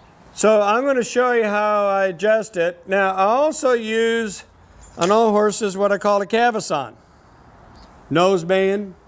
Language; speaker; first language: English; native; English